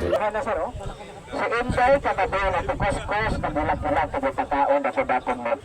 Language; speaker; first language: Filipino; non-native, local second language; Cebuano